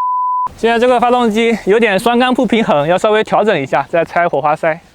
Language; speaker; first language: Chinese; native; Chinese